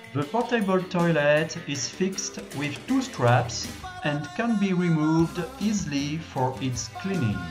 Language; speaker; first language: English; non-native, fluent; French